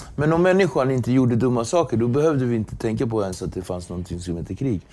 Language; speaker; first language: Swedish; non-native, fluent; Arabic